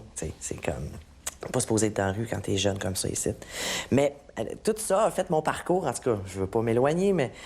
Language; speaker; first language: French; native; French